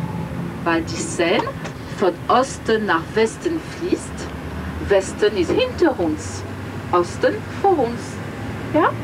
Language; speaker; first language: German; non-native, fluent; French